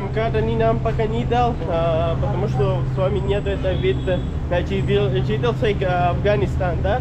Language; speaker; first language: Russian; non-native, learner; Pashto